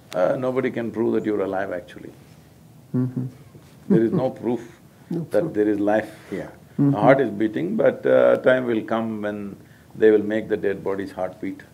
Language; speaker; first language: English; non-native, local second language; Kannada